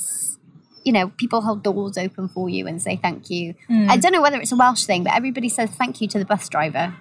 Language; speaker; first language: English; native; English